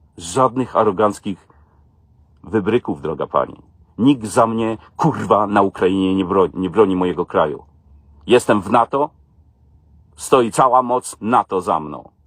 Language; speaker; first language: Polish; native; Polish